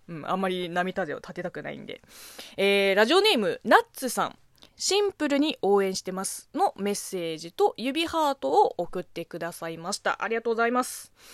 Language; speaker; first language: Japanese; non-native, fluent; Chinese